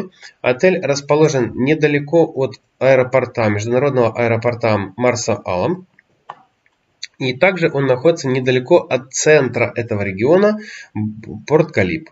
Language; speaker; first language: Russian; native; Russian